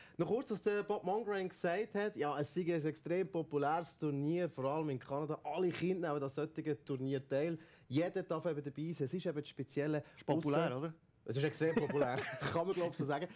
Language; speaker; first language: German; native; German